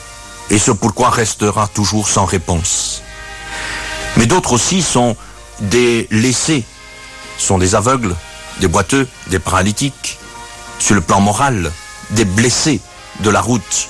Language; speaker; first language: French; native; French